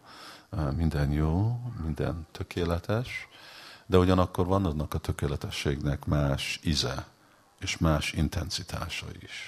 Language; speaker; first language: Hungarian; early bilingual, heritage; Hungarian